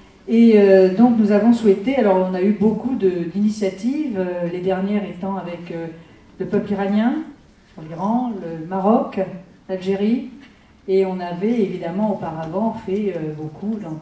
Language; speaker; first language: French; native; French